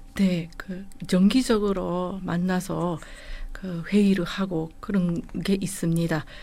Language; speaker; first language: Korean; non-native, fluent; Japanese